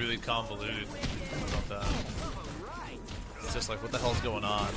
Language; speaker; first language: English; native; English